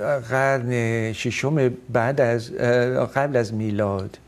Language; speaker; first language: Persian; non-native, fluent; Dutch